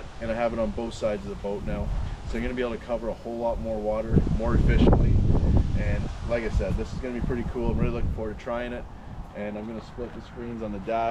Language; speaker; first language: English; native; English